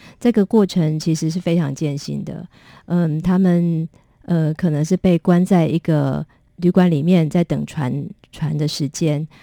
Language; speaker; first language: Chinese; native; Chinese